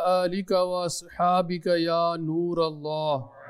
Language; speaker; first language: Urdu; early bilingual, other home language; Punjabi